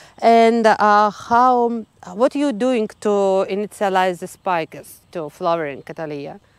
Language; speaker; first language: English; non-native, learner; Russian